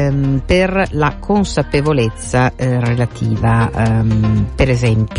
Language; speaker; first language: Italian; native; Italian